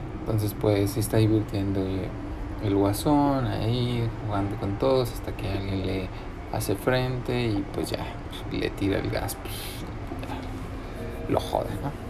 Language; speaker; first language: Spanish; native; Spanish